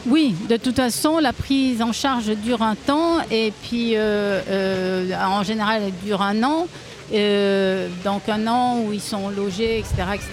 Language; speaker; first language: French; native; French